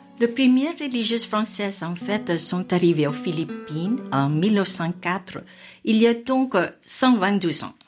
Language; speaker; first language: French; non-native, fluent; Filipino